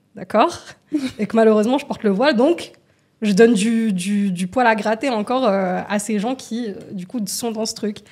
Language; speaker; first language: French; native; French